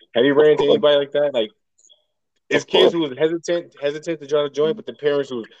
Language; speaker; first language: English; native; English